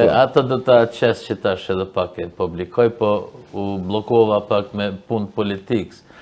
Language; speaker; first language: Albanian; early bilingual, heritage; Albanian